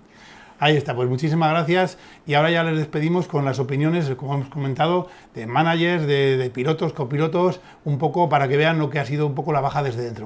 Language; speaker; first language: Spanish; native; Spanish